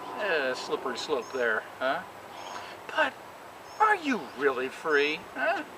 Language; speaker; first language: English; native; English